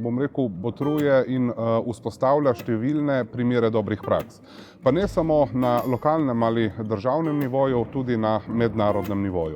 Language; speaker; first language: Slovenian; native; Slovenian